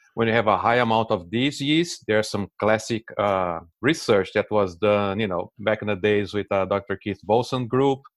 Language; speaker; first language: English; non-native, fluent; Portuguese